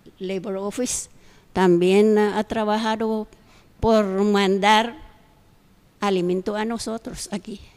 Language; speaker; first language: Spanish; non-native, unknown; Filipino